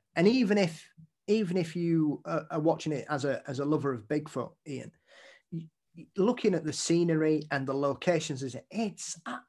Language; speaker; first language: English; native; English